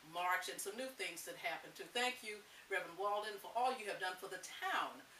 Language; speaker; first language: English; native; English